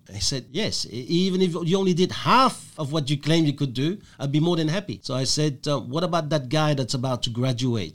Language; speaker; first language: English; non-native, fluent; French